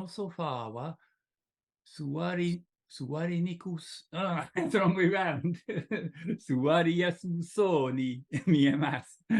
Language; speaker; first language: Japanese; non-native, learner; English